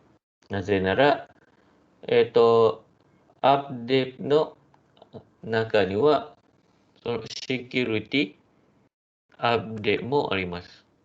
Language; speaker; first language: Japanese; non-native, fluent; Malay